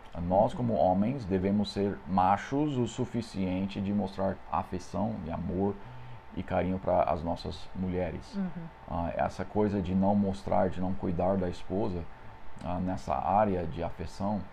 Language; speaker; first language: Portuguese; non-native, fluent; English